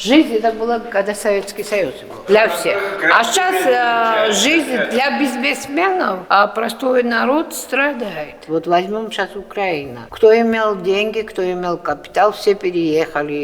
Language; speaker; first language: Russian; non-native, fluent; Georgian